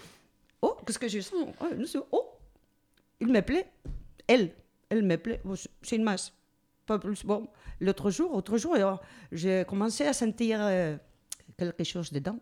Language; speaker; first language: French; non-native, learner; Spanish